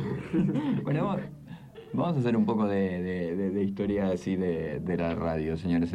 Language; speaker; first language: Spanish; native; Spanish